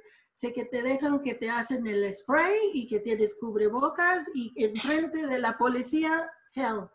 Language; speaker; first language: Spanish; early bilingual, other home language; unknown